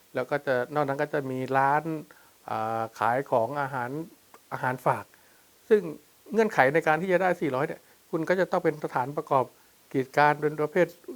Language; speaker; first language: Thai; native; Thai